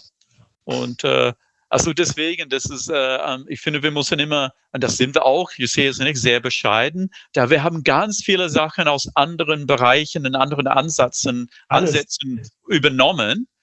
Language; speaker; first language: German; non-native, fluent; English